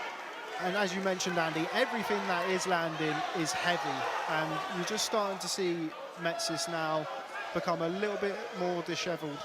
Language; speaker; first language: English; native; English